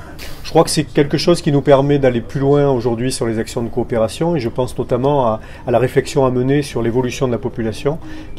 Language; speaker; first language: French; native; French